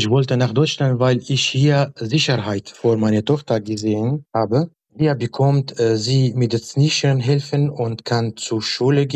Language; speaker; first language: German; non-native, learner; Arabic